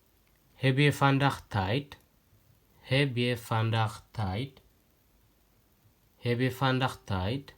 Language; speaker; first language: Dutch; non-native, learner; Tigrinya